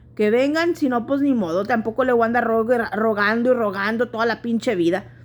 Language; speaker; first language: Spanish; early bilingual, heritage; Spanish